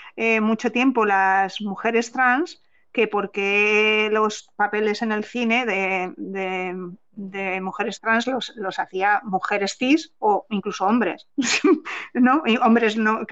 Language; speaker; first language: Spanish; native; Spanish